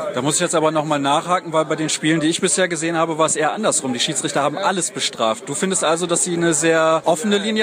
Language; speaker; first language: German; native; German